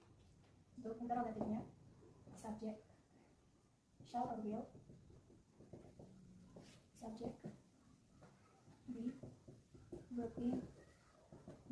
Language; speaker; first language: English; non-native, learner; Indonesian